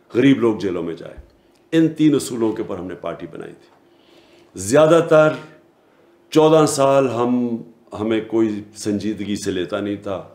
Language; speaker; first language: Urdu; native; Urdu